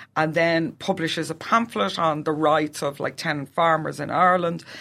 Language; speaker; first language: English; native; English